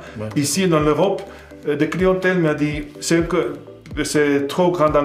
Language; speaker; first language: French; non-native, fluent; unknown